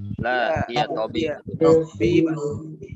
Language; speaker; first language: Arabic; non-native, learner; Indonesian